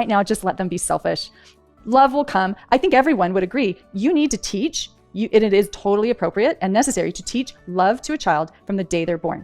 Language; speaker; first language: English; native; English